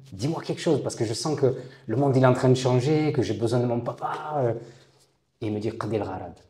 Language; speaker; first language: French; native; French